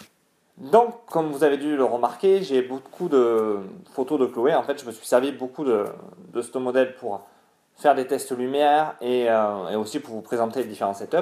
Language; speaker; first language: French; native; French